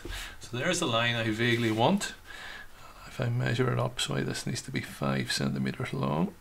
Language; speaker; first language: English; native; English